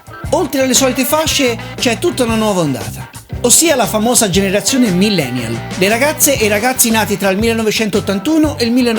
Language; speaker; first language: Italian; native; Italian